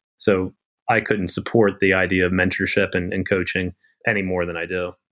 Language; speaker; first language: English; native; English